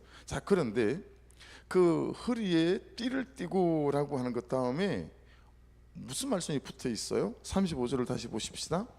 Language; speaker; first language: Korean; native; Korean